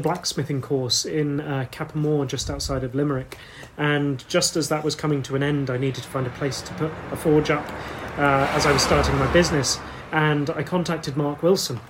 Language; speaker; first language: English; native; English